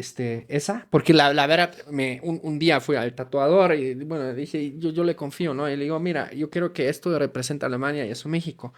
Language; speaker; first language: Spanish; non-native, fluent; German